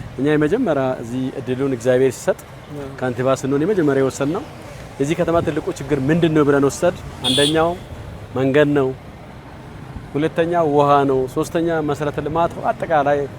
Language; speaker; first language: Amharic; non-native, local second language; Hadiyya